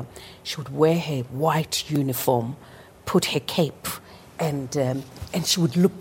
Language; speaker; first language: English; non-native, local second language; Zulu